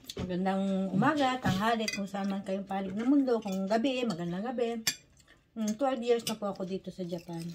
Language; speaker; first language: Filipino; native; Filipino